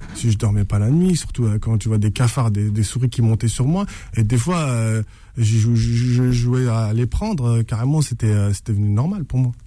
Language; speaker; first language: French; native; French